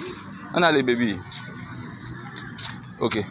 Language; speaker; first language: French; non-native, local second language; Haitian Creole